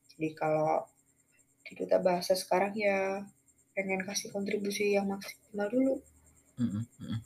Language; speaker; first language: Indonesian; native; Indonesian